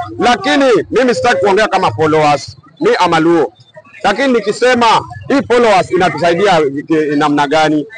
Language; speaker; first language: Swahili; non-native, local second language; Luo (Kenya and Tanzania)